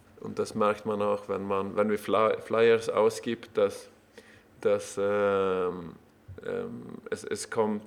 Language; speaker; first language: German; non-native, learner; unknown